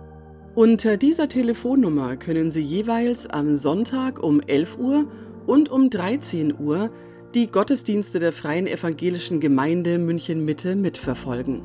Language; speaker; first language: German; native; German